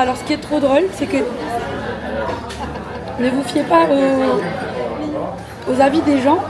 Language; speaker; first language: French; native; French